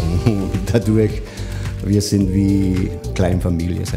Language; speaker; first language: German; non-native, fluent; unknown